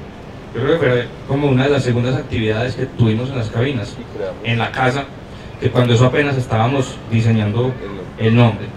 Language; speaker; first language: Spanish; native; Spanish